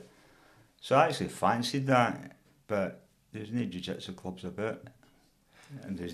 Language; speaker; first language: English; native; English